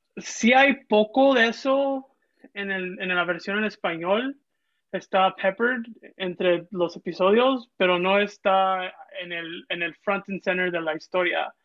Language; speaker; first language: Spanish; early bilingual, heritage; Spanish